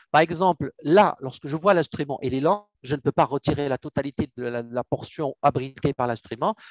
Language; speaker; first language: French; non-native, local second language; Arabic